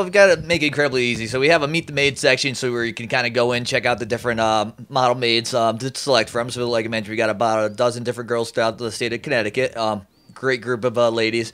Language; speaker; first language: English; native; English